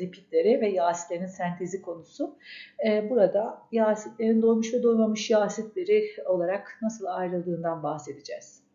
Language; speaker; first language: Turkish; native; Turkish